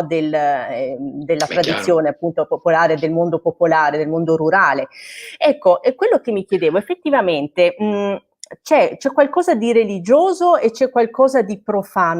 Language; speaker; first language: Italian; native; Italian